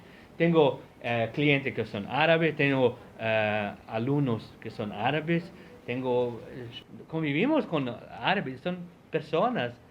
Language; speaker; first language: Spanish; non-native, fluent; Portuguese